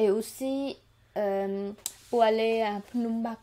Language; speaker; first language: French; non-native, learner; Khmer